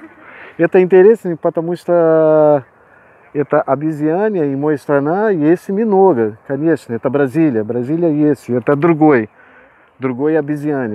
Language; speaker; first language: Russian; non-native, learner; Portuguese